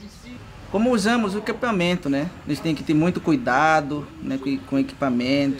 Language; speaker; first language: Portuguese; non-native, local second language; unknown